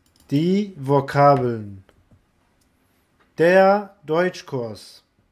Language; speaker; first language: German; non-native, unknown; Central Kurdish